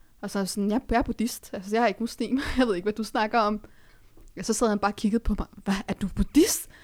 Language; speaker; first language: Danish; early bilingual, other home language; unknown